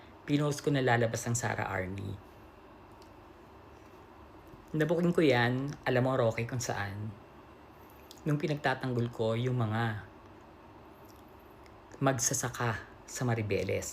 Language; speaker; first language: Filipino; native; Filipino